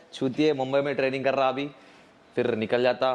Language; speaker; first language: Hindi; non-native, local second language; Telugu